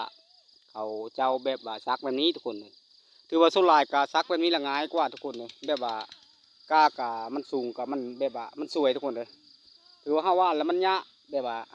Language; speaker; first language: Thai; non-native, local second language; Lao